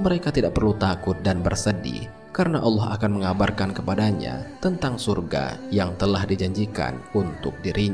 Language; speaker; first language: Indonesian; native; Indonesian